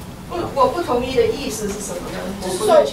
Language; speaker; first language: Chinese; native; Chinese